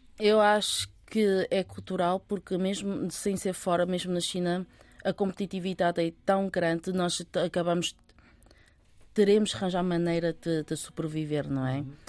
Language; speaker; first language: Portuguese; early bilingual, other home language; Chinese